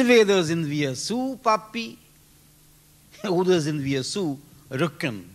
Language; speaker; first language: German; non-native, learner; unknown